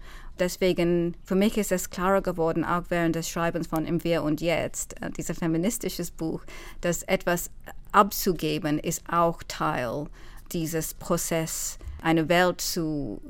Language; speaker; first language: German; non-native, fluent; English